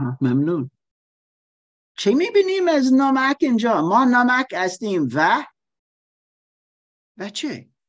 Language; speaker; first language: Persian; non-native, learner; German